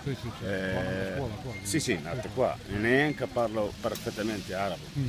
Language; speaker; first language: Italian; non-native, learner; Arabic